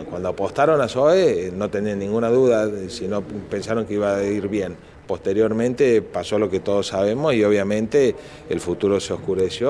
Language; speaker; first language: Spanish; native; Spanish